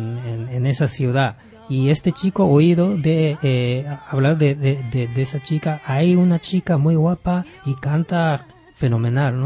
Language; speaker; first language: Spanish; non-native, fluent; Japanese